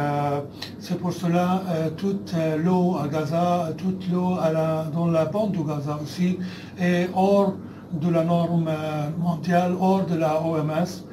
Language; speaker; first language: French; non-native, fluent; Arabic